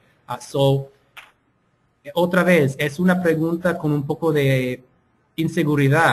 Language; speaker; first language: Spanish; non-native, fluent; English